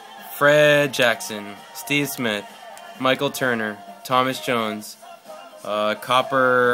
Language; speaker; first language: English; native; English